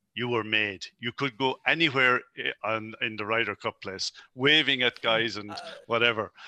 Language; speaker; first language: English; native; English